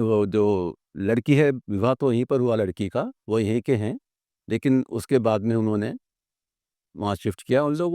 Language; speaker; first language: Hindi; native; Hindi